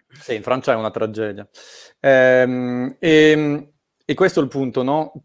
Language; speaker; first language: Italian; non-native, fluent; French